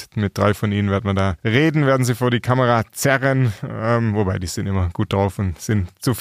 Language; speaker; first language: German; native; German